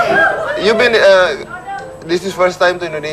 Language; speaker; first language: English; non-native, learner; Indonesian